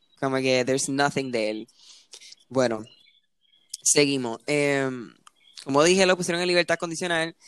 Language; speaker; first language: Spanish; early bilingual, heritage; Spanish